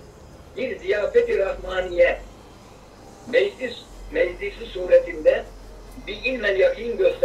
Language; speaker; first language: Turkish; native; Turkish